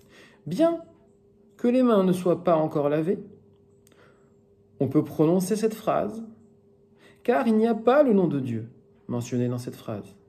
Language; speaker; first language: French; native; French